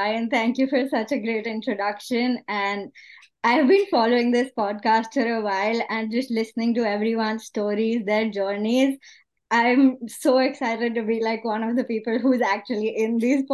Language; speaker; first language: English; non-native, local second language; Hindi